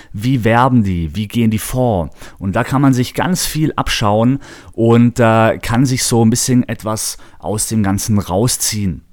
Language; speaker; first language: German; native; German